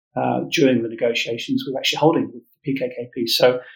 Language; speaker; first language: English; native; English